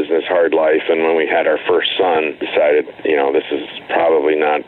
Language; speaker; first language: English; native; English